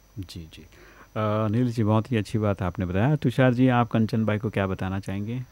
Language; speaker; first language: Hindi; native; Hindi